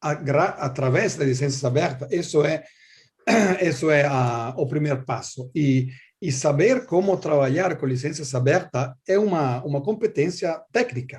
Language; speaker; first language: Portuguese; non-native, learner; Italian